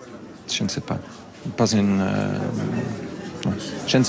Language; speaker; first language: French; non-native, fluent; German